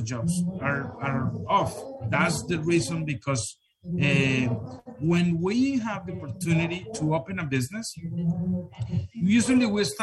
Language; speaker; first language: English; non-native, fluent; Spanish